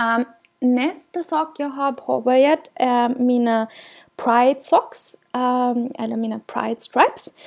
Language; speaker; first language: Swedish; non-native, fluent; German